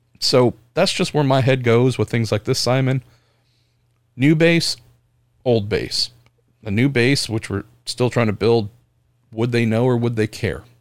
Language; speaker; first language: English; native; English